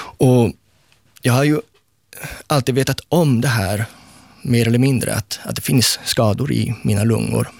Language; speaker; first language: Swedish; native; Swedish